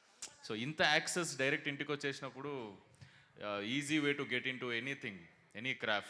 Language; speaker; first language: Telugu; native; Telugu